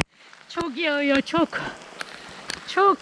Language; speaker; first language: Turkish; native; Turkish